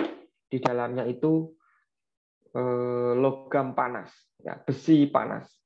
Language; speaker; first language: Indonesian; native; Indonesian